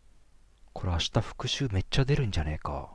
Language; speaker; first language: Japanese; native; Japanese